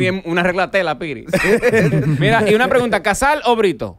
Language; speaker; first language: Spanish; native; Spanish